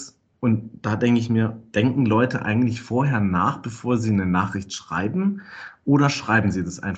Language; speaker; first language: German; native; German